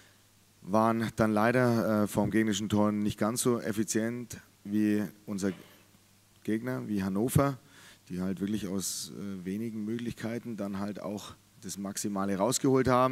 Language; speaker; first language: German; native; German